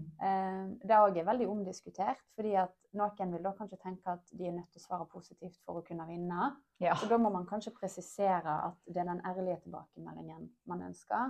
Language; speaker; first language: Norwegian; native; Norwegian